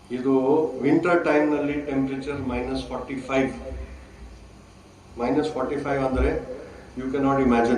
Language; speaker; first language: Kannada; non-native, fluent; Hindi